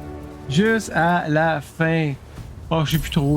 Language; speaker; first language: French; native; French